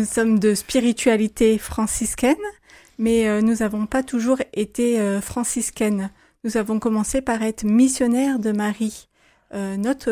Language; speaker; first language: French; native; French